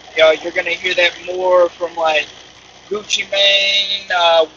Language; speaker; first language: English; native; English